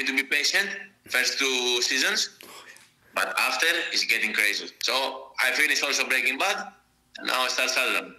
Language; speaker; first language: English; non-native, fluent; Greek